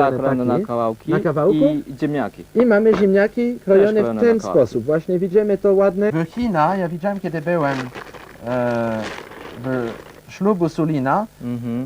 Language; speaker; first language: Polish; non-native, learner; Chinese